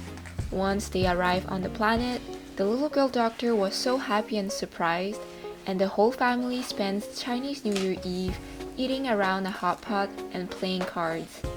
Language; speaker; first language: English; non-native, local second language; French